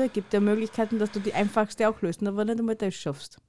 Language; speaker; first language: German; native; German